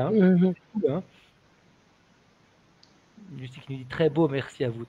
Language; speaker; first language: French; native; French